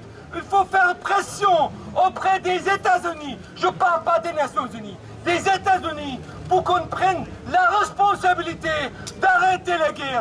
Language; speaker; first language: French; non-native, fluent; Arabic